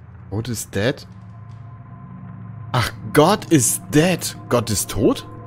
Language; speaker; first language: German; native; German